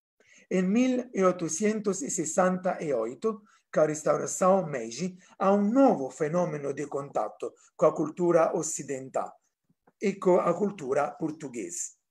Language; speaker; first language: Portuguese; non-native, fluent; Italian